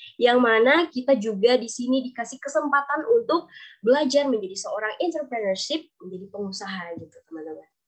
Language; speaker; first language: Indonesian; native; Indonesian